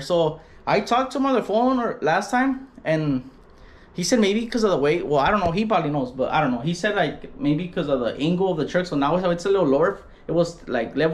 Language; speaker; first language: English; early bilingual, other home language; Spanish